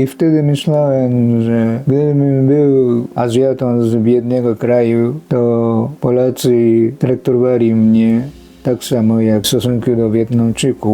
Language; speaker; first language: Polish; non-native, fluent; Japanese